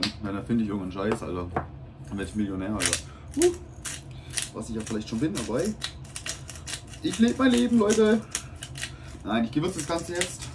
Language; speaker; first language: German; native; German